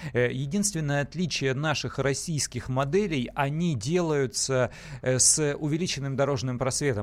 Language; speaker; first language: Russian; native; Russian